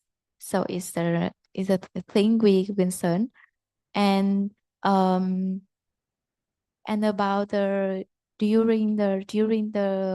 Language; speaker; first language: English; non-native, learner; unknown